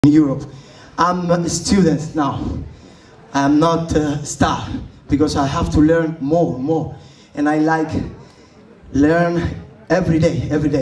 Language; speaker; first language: English; non-native, learner; Spanish